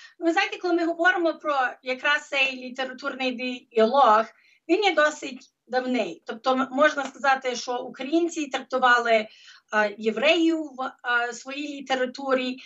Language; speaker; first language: Ukrainian; early bilingual, heritage; Ukrainian